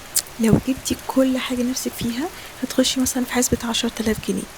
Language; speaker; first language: Arabic; native; Arabic